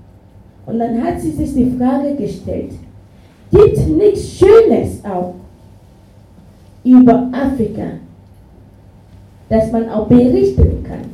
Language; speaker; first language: German; non-native, fluent; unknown